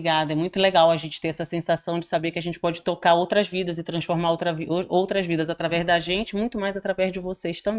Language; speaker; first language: Portuguese; native; Portuguese